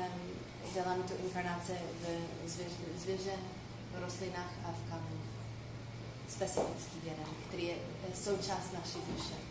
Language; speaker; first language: Czech; non-native, fluent; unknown